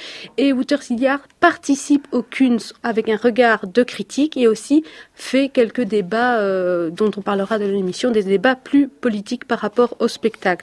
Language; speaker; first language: French; native; French